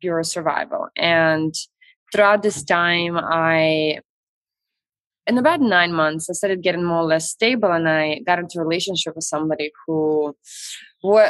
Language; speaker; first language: English; non-native, fluent; Russian